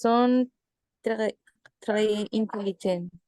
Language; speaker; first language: French; non-native, learner; Spanish